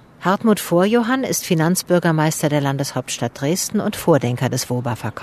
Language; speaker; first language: German; native; German